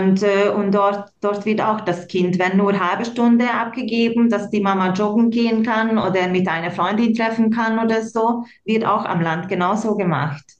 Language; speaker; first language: German; non-native, local second language; Hungarian